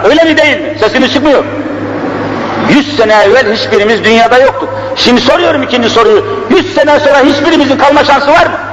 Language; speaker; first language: Turkish; native; Turkish